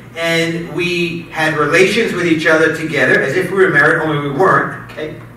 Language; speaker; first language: English; native; English